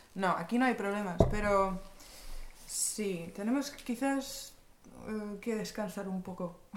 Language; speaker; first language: Spanish; non-native, fluent; Czech